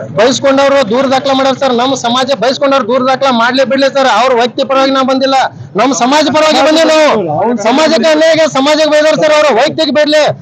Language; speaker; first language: Kannada; non-native, local second language; Lambadi